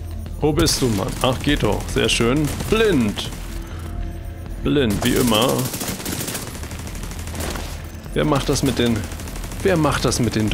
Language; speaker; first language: German; native; German